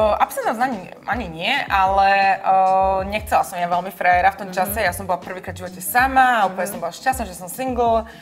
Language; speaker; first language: Slovak; native; Slovak